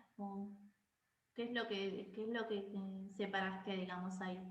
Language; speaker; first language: Spanish; native; Spanish